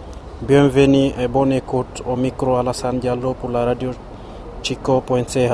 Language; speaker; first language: French; non-native, local second language; Fula